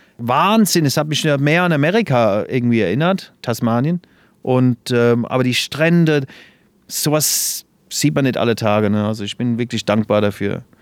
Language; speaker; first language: German; non-native, fluent; English